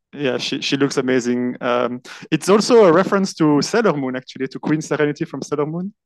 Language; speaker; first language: English; non-native, fluent; French